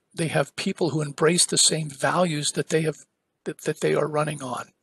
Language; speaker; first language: English; native; English